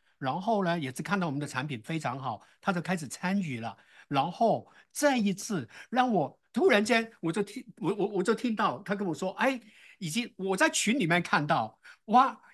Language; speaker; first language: Chinese; non-native, local second language; Cantonese